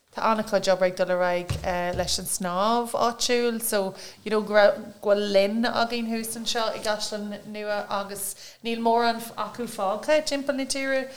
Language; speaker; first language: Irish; non-native, local second language; English